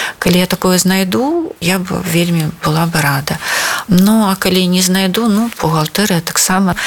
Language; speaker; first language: Belarusian; non-native, local second language; Russian